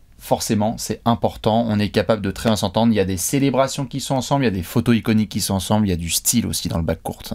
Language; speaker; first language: French; native; French